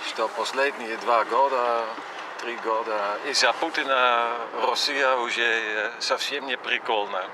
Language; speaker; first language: Russian; non-native, fluent; Dutch